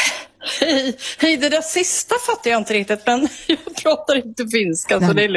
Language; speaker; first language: Swedish; native; Swedish